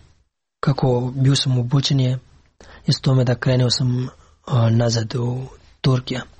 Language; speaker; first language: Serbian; non-native, learner; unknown